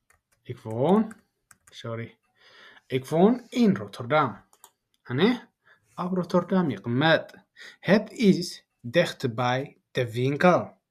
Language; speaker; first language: Dutch; non-native, learner; Tigrinya